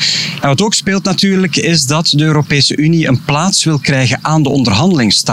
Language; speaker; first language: Dutch; native; Dutch